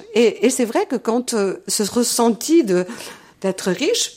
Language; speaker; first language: French; early bilingual, other home language; Portuguese